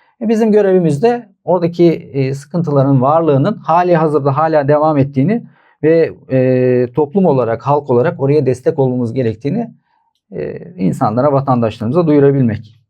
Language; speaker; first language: Turkish; native; Turkish